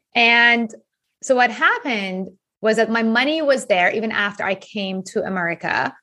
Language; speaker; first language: English; non-native, fluent; Persian